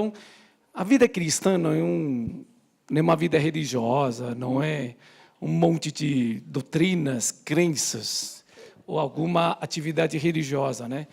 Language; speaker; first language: Portuguese; native; Portuguese